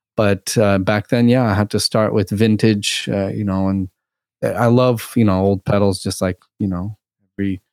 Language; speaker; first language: English; early bilingual, other home language; Russian